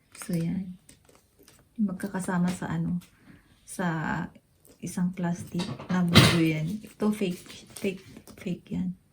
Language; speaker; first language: Filipino; native; Filipino